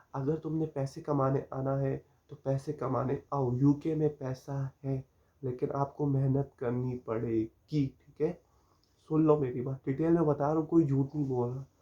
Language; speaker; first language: Urdu; non-native, local second language; Punjabi